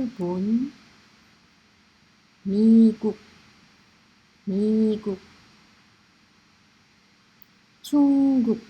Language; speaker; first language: Korean; non-native, fluent; Indonesian